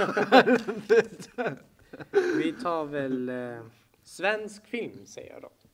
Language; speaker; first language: Swedish; native; Swedish